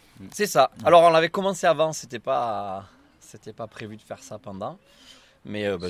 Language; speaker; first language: French; native; French